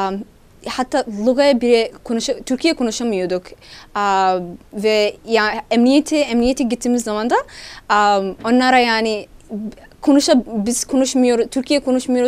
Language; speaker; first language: Turkish; non-native, learner; Somali